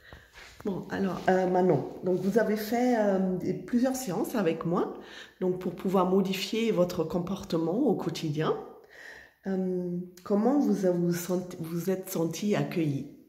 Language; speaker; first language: French; native; French